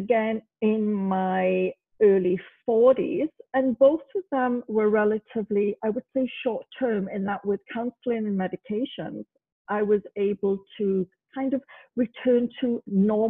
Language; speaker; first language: English; native; English